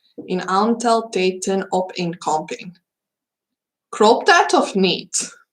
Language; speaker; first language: Dutch; non-native, learner; English